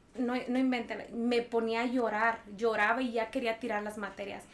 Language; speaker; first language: Spanish; native; Spanish